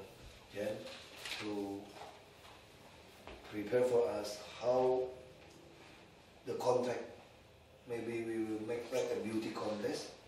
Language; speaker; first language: English; non-native, learner; Indonesian